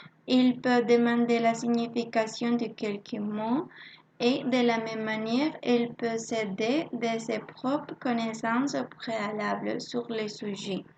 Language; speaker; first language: French; non-native, learner; Spanish